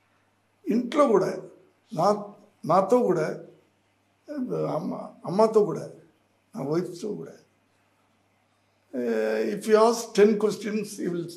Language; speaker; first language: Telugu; non-native, learner; Tamil